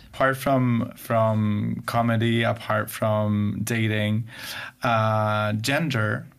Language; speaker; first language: English; non-native, fluent; Spanish